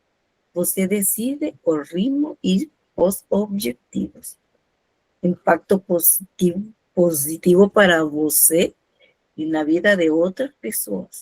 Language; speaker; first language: Portuguese; non-native, fluent; Spanish